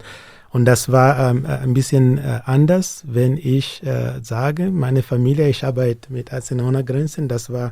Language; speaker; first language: German; non-native, learner; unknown